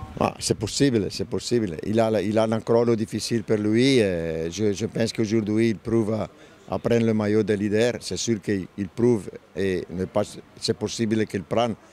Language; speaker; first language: French; non-native, learner; Italian